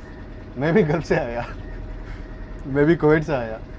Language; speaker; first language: Hindi; non-native, local second language; Telugu